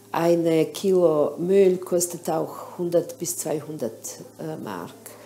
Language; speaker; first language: German; non-native, learner; Bosnian